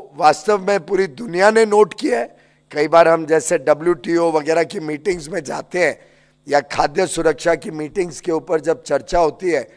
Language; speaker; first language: Hindi; native; Hindi